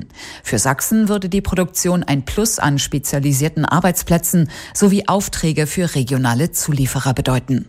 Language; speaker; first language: German; native; German